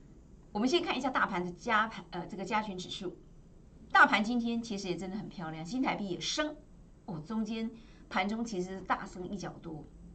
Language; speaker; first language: Chinese; native; Chinese